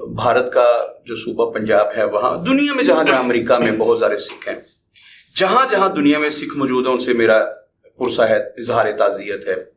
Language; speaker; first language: Urdu; non-native, local second language; Punjabi